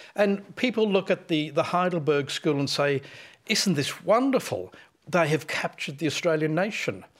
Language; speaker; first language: English; native; English